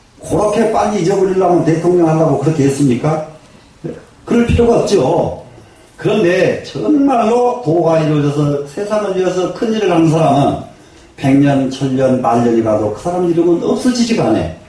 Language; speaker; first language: Korean; native; Korean